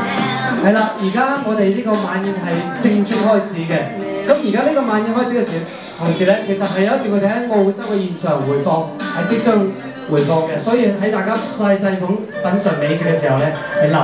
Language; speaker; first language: Cantonese; native; Cantonese